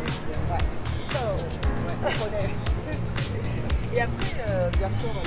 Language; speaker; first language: French; non-native, fluent; Japanese